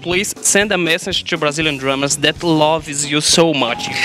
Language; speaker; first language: English; non-native, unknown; Portuguese